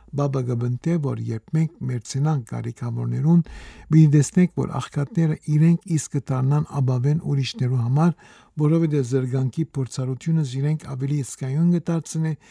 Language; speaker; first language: Armenian; native; Armenian